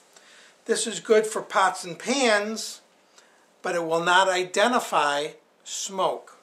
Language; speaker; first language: English; native; English